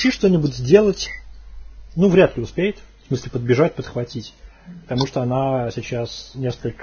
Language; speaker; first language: Russian; native; Russian